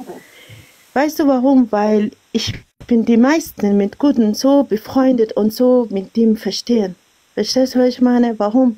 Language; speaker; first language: German; non-native, learner; Arabic